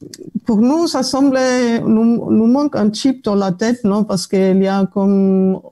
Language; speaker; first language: French; non-native, fluent; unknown